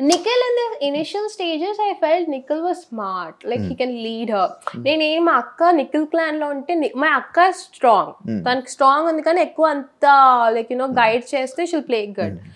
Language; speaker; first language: English; non-native, local second language; Telugu